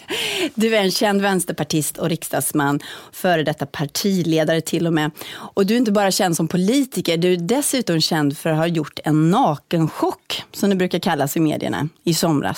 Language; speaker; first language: Swedish; native; Swedish